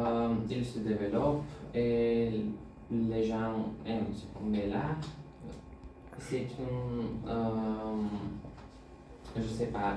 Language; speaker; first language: French; non-native, learner; Bulgarian